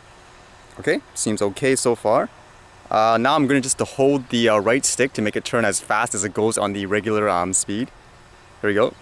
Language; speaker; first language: English; native; English